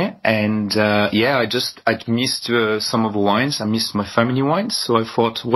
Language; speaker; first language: English; non-native, fluent; French